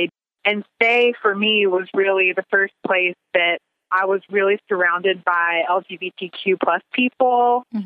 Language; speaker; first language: English; native; English